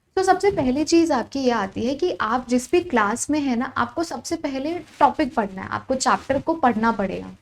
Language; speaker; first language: Hindi; native; Hindi